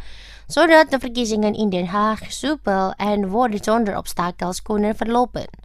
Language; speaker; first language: Dutch; non-native, learner; Indonesian